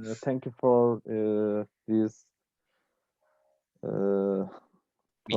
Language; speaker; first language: English; non-native, learner; Turkish